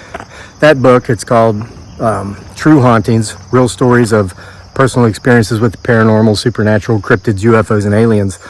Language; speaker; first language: English; native; English